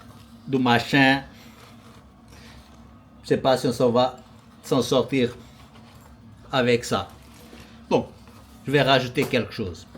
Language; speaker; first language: French; non-native, fluent; Portuguese